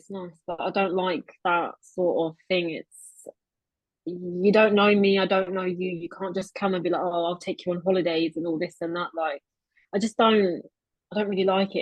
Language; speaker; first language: English; native; English